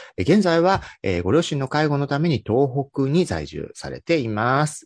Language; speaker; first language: Japanese; native; Japanese